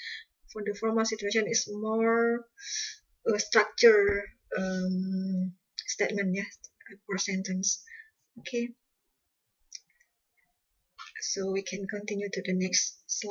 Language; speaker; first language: English; non-native, fluent; Indonesian